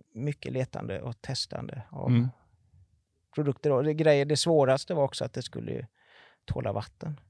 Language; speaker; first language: Swedish; native; Swedish